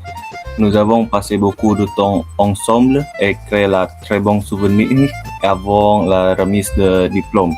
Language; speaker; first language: French; non-native, learner; Indonesian